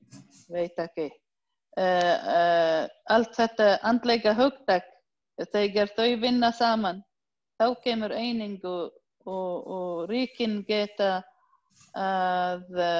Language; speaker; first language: Icelandic; non-native, learner; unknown